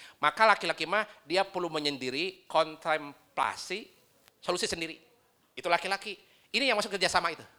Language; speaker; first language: Indonesian; non-native, local second language; Sundanese